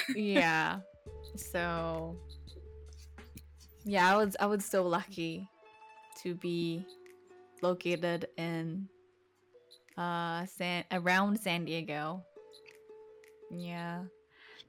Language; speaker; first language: English; non-native, fluent; Japanese